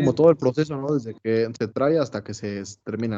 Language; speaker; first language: Spanish; native; Spanish